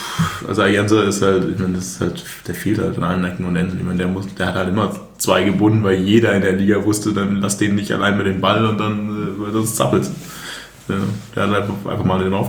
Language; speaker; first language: German; native; German